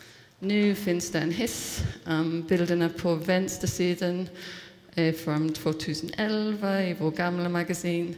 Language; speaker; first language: Swedish; non-native, fluent; English